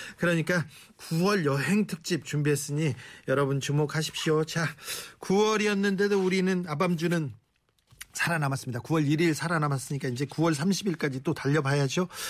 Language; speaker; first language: Korean; native; Korean